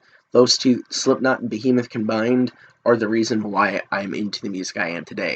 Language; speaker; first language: English; native; English